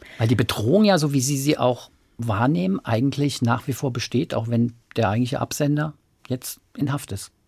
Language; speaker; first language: German; native; German